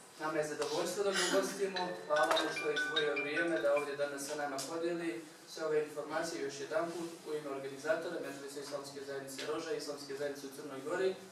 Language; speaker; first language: Bosnian; native; Bosnian